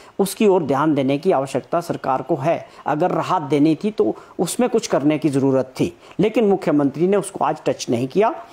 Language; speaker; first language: Hindi; native; Hindi